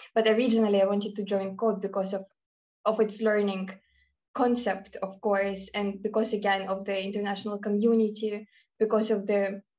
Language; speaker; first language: English; non-native, fluent; Russian